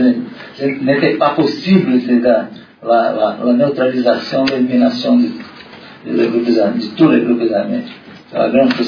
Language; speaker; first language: French; non-native, learner; Portuguese